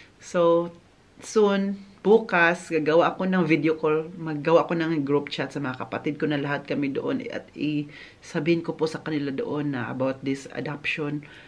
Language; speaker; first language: Filipino; non-native, local second language; Cebuano